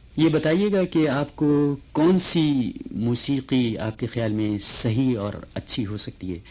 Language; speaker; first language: Urdu; native; Urdu